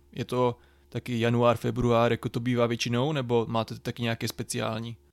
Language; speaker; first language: Czech; native; Czech